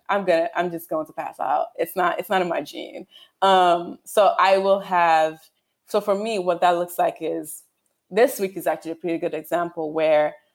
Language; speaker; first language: English; non-native, local second language; Yoruba